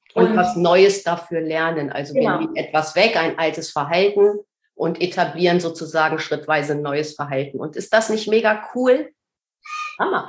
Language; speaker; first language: German; native; German